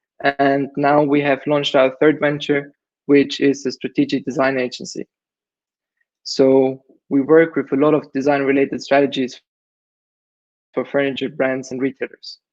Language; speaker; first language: English; non-native, fluent; German